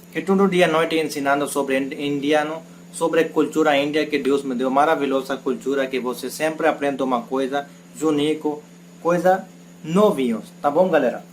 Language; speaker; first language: Portuguese; non-native, learner; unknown